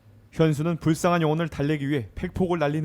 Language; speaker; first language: Korean; native; Korean